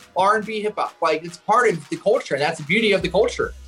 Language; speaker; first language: English; native; English